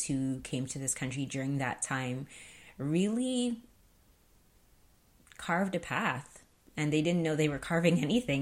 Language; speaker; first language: English; native; English